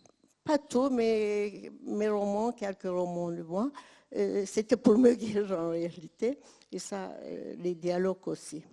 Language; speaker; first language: French; non-native, fluent; Turkish